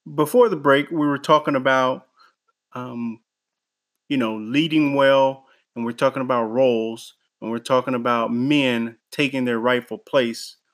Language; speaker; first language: English; native; English